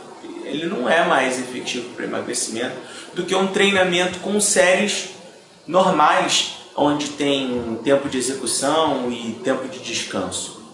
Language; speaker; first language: Portuguese; native; Portuguese